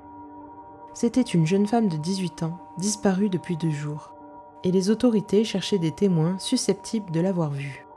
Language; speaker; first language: French; native; French